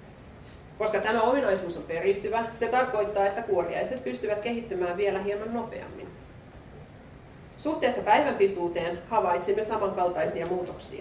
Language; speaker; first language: Finnish; native; Finnish